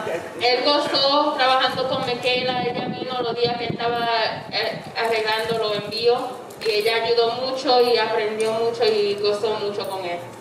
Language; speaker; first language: Spanish; early bilingual, heritage; English